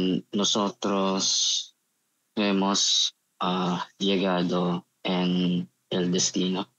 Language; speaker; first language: Spanish; non-native, learner; Filipino